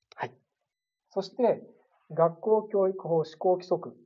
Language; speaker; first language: Japanese; native; Japanese